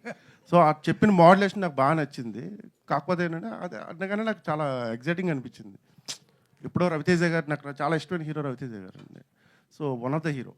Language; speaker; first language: Telugu; native; Telugu